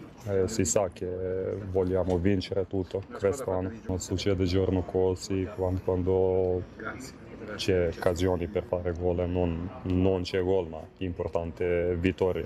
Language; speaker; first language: Italian; non-native, learner; Spanish